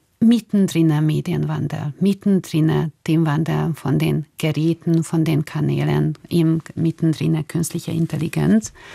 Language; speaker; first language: German; non-native, fluent; Hungarian